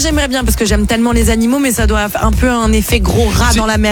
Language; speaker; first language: French; native; French